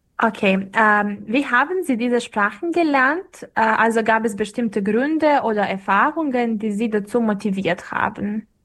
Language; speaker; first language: German; non-native, fluent; Serbian